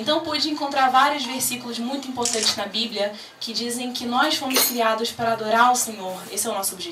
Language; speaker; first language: Portuguese; native; Portuguese